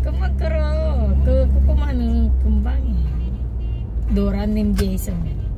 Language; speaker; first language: Korean; non-native, learner; Filipino